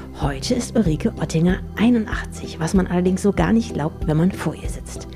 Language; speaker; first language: German; native; German